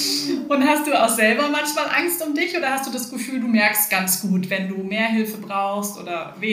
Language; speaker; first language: German; native; German